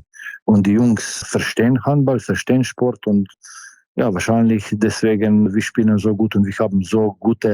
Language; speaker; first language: German; non-native, fluent; Slovenian